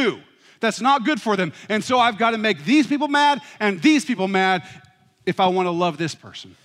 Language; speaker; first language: English; native; English